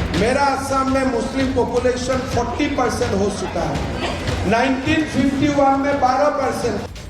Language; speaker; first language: Hindi; non-native, local second language; Assamese